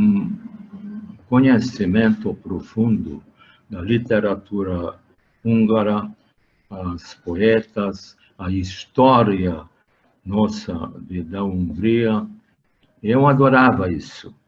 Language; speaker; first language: Portuguese; non-native, fluent; Hungarian